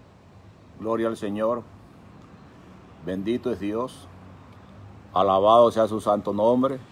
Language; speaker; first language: Spanish; native; Spanish